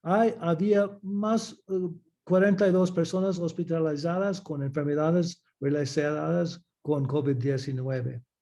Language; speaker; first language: Spanish; early bilingual, heritage; English